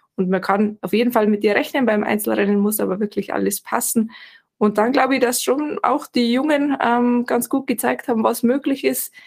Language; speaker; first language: German; native; German